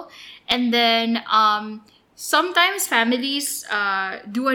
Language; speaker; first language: English; non-native, local second language; Filipino